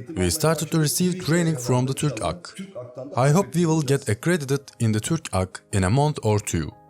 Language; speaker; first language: English; non-native, fluent; Turkish